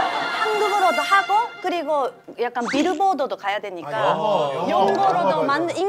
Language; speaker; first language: Korean; non-native, fluent; Japanese